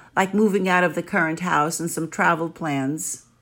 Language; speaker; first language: English; early bilingual, other home language; Greek